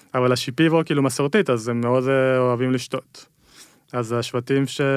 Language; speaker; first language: Hebrew; early bilingual, other home language; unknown